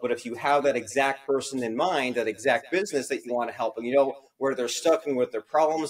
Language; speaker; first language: English; native; English